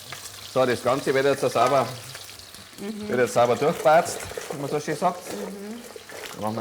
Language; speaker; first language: German; native; German